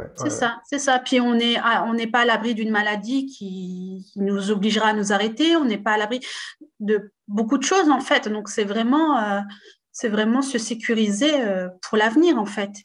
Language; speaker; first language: French; native; French